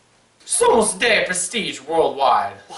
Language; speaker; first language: Spanish; non-native, learner; English